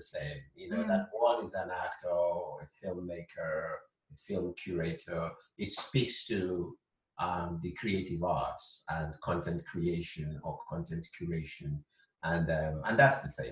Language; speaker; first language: English; non-native, local second language; Igbo